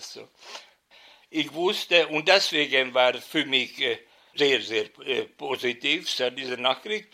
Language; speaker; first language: German; non-native, fluent; Hungarian